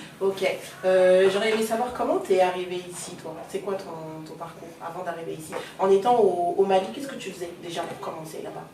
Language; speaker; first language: French; native; French